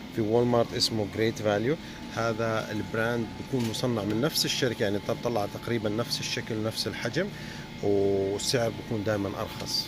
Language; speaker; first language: Arabic; native; Arabic